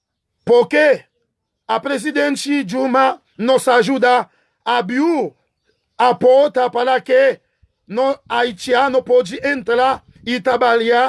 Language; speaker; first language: Portuguese; non-native, learner; Haitian Creole